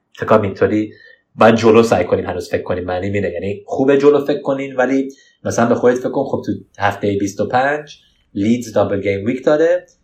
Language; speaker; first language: Persian; early bilingual, heritage; Persian